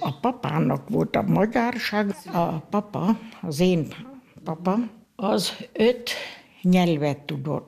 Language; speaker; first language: Hungarian; non-native, local second language; German